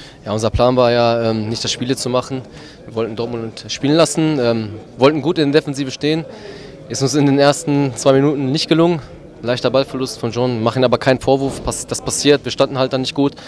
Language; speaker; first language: German; native; German